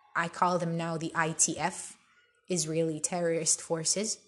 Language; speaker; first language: English; early bilingual, other home language; Arabic